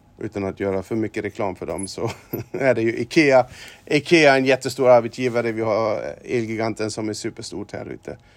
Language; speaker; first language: Swedish; non-native, fluent; German